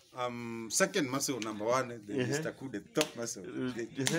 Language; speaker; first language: English; non-native, learner; Swahili